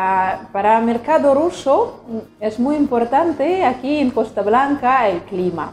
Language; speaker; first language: Spanish; non-native, fluent; Russian